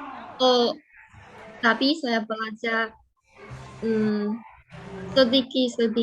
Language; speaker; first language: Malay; non-native, fluent; Chinese